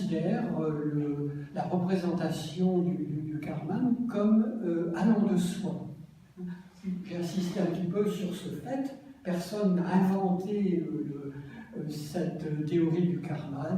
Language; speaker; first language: French; native; French